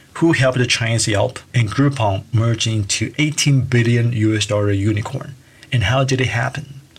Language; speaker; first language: English; non-native, fluent; Chinese